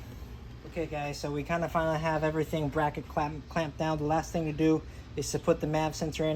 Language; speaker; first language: English; native; English